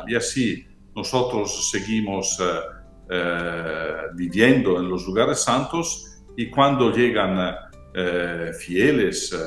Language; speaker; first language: Spanish; non-native, fluent; Italian